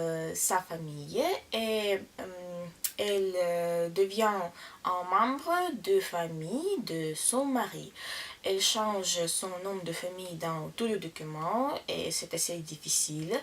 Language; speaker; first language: French; non-native, learner; Russian